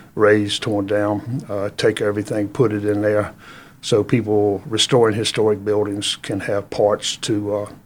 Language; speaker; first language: English; native; English